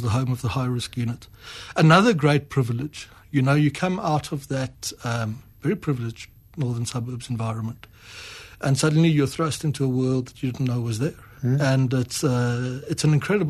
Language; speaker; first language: English; native; English